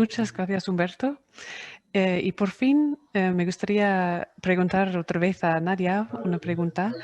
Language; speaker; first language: Spanish; non-native, fluent; English